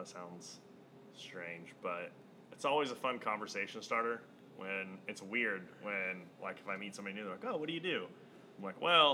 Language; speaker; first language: English; native; English